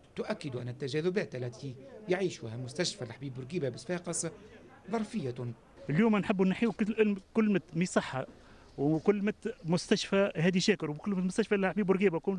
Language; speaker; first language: Arabic; native; Arabic